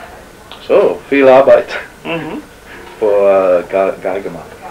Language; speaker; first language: German; non-native, learner; English